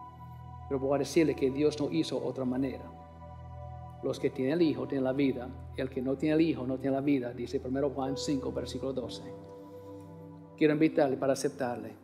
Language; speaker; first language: Spanish; non-native, learner; English